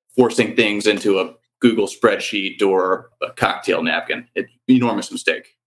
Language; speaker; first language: English; native; English